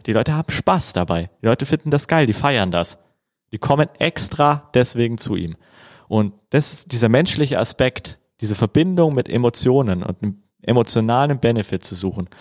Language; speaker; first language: German; native; German